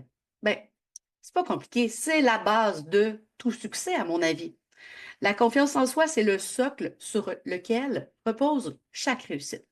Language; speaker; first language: French; native; French